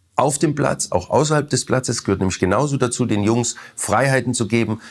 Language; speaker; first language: German; native; German